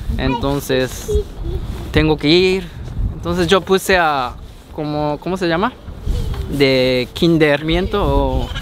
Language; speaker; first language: Spanish; non-native, learner; Japanese